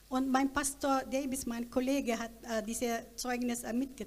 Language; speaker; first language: German; non-native, learner; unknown